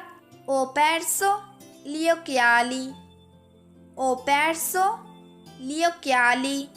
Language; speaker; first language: Italian; non-native, fluent; Urdu